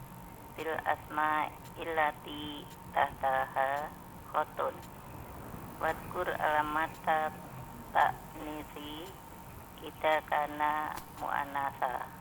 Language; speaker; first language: Arabic; non-native, learner; Indonesian